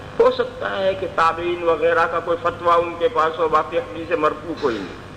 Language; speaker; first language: Urdu; non-native, local second language; Gujarati